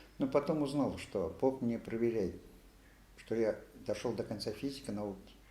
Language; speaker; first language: Russian; non-native, local second language; Kazakh